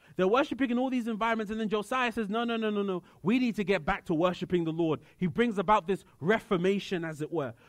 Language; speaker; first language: English; native; English